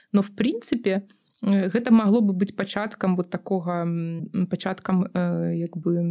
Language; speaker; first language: Belarusian; non-native, local second language; Russian